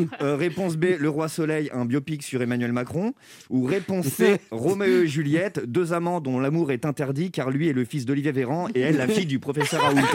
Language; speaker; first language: French; native; French